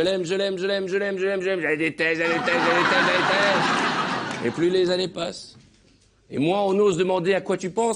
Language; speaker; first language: French; native; French